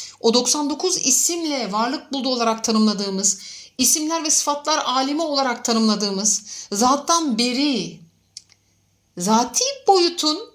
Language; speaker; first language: Turkish; native; Turkish